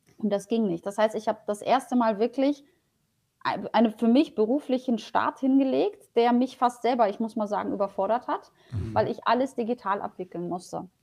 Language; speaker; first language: German; early bilingual, other home language; Polish